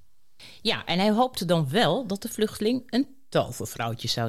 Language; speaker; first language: Dutch; native; Dutch